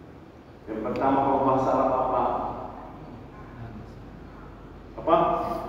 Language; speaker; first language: Indonesian; non-native, learner; Arabic